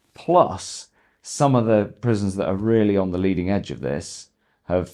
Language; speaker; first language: English; native; English